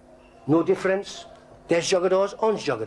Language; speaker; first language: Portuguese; non-native, learner; English